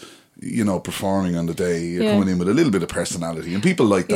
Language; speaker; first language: English; native; English